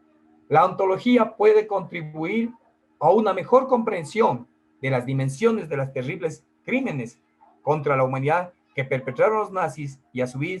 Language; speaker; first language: Spanish; native; Spanish